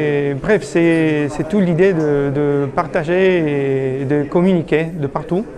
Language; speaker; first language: French; non-native, fluent; Spanish